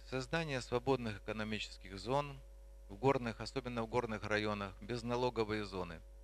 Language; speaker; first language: Russian; non-native, local second language; Georgian